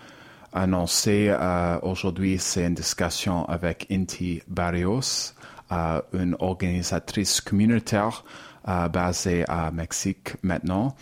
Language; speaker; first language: French; non-native, learner; English